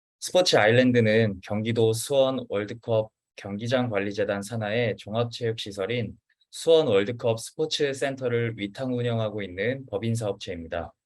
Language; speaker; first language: Korean; native; Korean